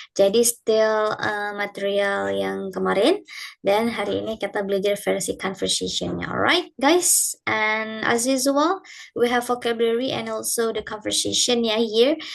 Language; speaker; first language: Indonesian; native; Indonesian